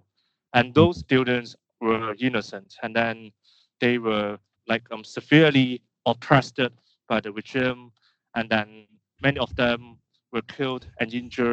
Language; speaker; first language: English; non-native, local second language; Cantonese